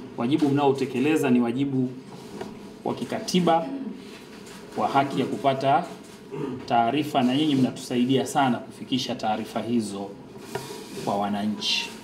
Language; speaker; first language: Swahili; native; Swahili